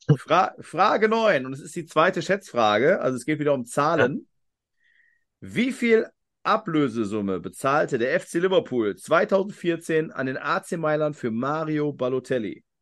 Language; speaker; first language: German; native; German